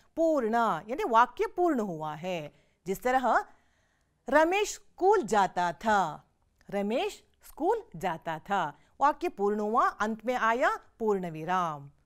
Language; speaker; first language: Hindi; non-native, local second language; Kannada